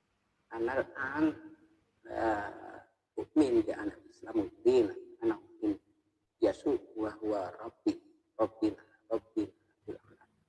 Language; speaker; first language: Arabic; non-native, learner; Indonesian